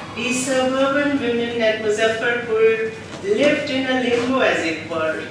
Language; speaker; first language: English; non-native, local second language; Hindi